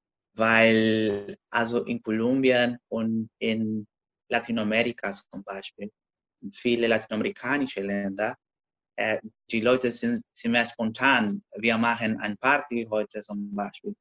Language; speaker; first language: German; non-native, learner; Spanish